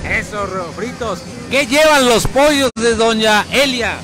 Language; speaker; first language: Spanish; native; Spanish